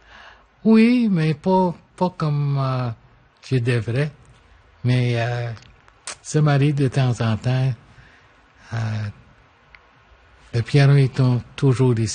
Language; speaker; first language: French; non-native, local second language; English